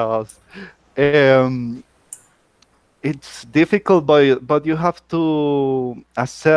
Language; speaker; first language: English; non-native, fluent; Spanish